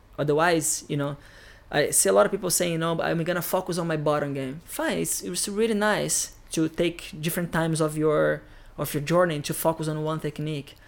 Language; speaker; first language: English; non-native, fluent; Portuguese